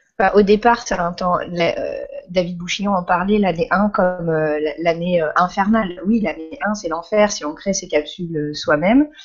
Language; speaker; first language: French; native; French